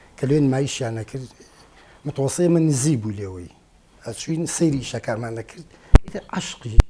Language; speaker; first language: Central Kurdish; non-native, local second language; Gurani